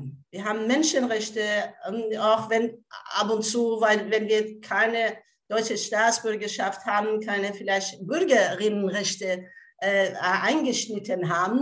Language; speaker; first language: German; non-native, fluent; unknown